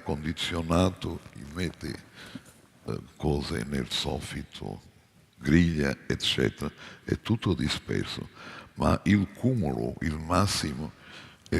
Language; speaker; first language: Italian; non-native, fluent; Portuguese